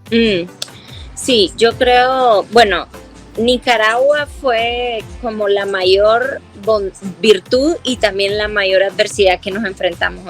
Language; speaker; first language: Spanish; native; Spanish